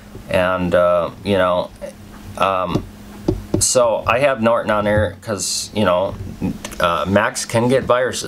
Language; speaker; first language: English; native; English